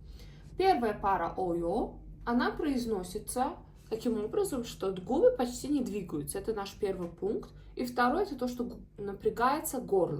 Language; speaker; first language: Russian; non-native, fluent; Azerbaijani